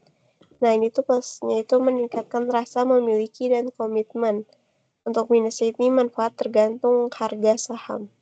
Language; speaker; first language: Indonesian; native; Indonesian